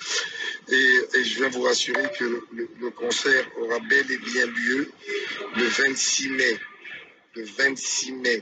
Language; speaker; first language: French; non-native, local second language; Lingala